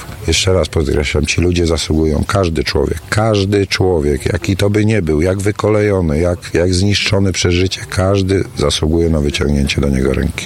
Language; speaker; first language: Polish; native; Polish